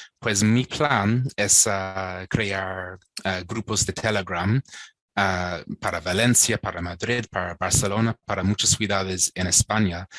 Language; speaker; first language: Spanish; non-native, fluent; English